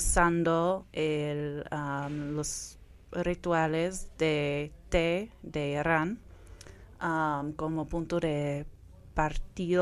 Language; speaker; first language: Spanish; non-native, fluent; English